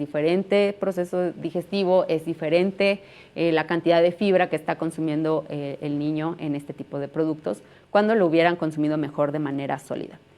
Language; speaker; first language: Spanish; native; Spanish